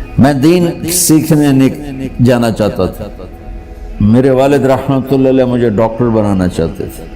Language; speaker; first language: Urdu; non-native, local second language; Punjabi